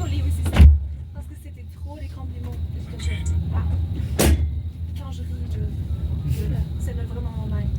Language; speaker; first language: French; non-native, fluent; German